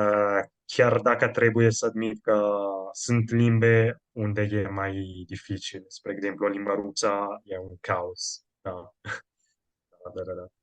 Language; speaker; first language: Romanian; non-native, fluent; Italian